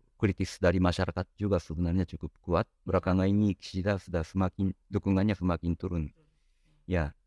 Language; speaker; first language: Indonesian; non-native, fluent; Japanese